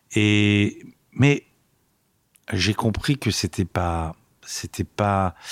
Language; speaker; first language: French; native; French